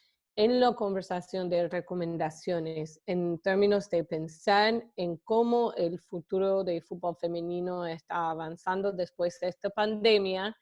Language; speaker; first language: Spanish; non-native, fluent; English